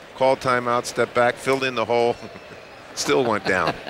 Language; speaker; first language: English; native; English